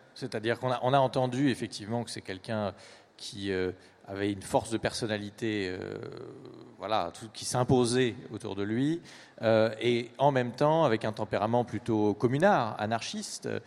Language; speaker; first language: French; native; French